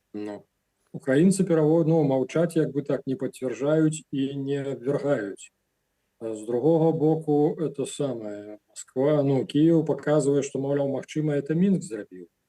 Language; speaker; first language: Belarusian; non-native, local second language; Russian